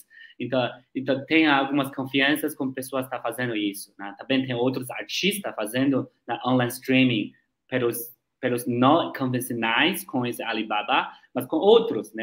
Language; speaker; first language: Portuguese; non-native, learner; Chinese